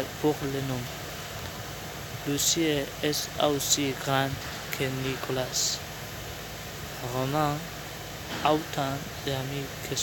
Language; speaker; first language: French; non-native, learner; Spanish